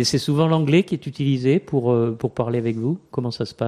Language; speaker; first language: French; native; French